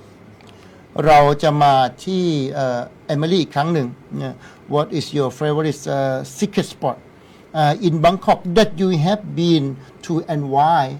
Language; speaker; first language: English; non-native, learner; Thai